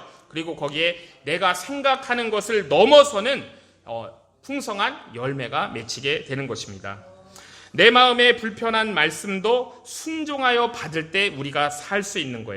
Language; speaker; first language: Korean; native; Korean